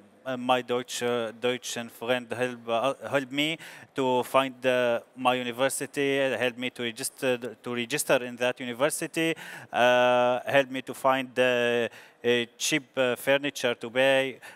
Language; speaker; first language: English; non-native, learner; Arabic